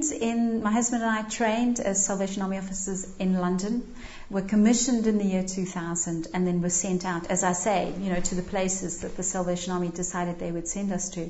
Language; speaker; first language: English; native; English